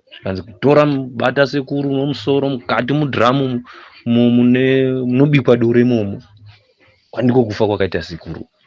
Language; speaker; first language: Shona; non-native, local second language; North Ndebele